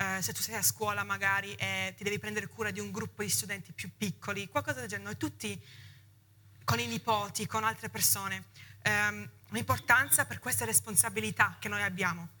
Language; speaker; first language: Italian; early bilingual, heritage; Italian